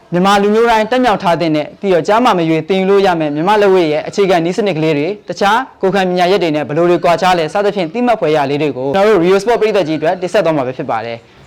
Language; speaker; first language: Burmese; native; Burmese